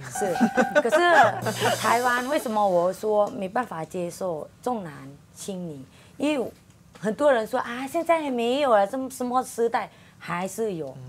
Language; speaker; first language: Chinese; non-native, fluent; Thai